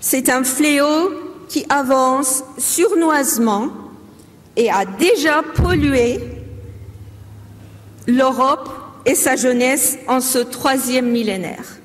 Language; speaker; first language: French; non-native, fluent; Persian